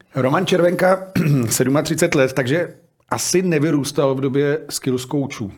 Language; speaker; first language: Czech; native; Czech